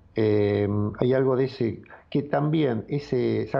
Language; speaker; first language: Spanish; native; Spanish